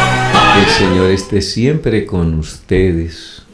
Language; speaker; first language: Spanish; native; Spanish